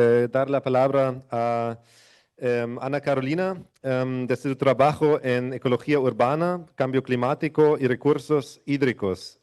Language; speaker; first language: Spanish; non-native, fluent; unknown